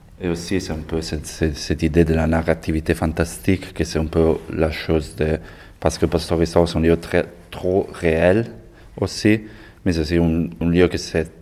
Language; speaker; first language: French; non-native, learner; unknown